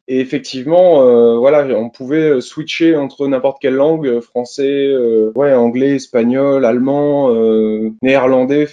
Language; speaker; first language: French; native; French